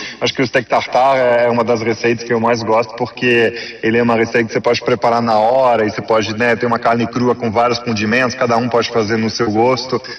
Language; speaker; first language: Portuguese; non-native, fluent; French